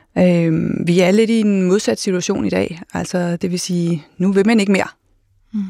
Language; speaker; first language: Danish; native; Danish